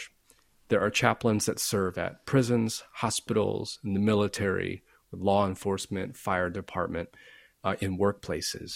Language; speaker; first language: English; native; English